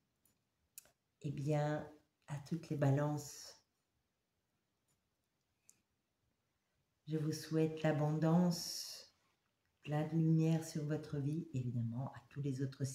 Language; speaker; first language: French; native; French